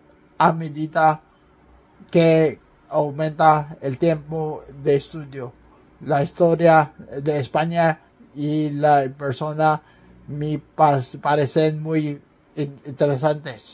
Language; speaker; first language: Spanish; non-native, learner; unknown